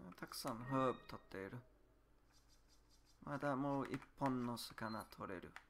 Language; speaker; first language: Japanese; non-native, learner; English